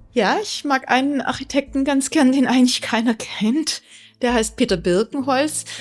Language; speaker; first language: German; native; German